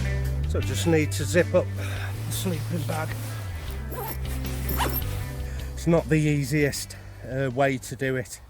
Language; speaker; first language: English; native; English